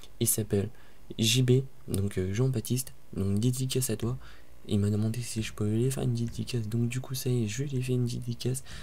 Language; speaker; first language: French; native; French